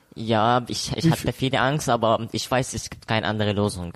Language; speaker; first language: German; non-native, learner; Arabic